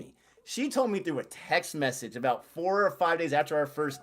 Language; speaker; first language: English; native; English